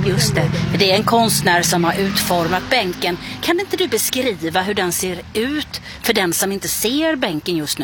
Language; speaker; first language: Swedish; native; Swedish